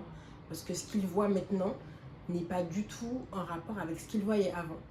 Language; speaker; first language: French; native; French